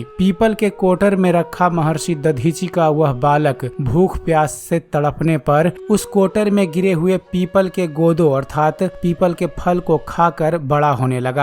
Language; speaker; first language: Hindi; native; Hindi